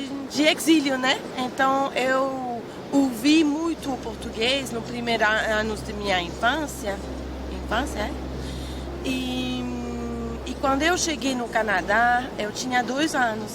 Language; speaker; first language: Portuguese; non-native, fluent; Spanish